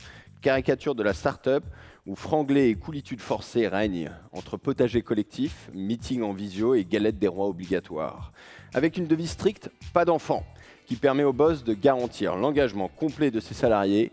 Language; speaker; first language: French; native; French